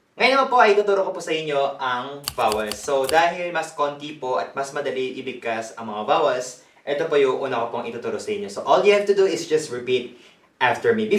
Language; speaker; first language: Filipino; non-native, fluent; Korean